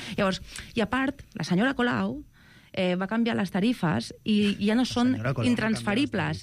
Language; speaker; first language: Catalan; non-native, local second language; Spanish